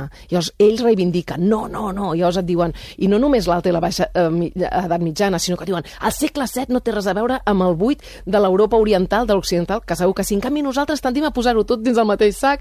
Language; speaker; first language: Catalan; native; Catalan